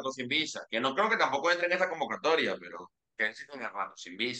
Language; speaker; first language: Spanish; native; Spanish